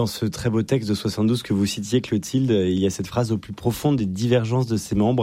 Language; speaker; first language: French; native; French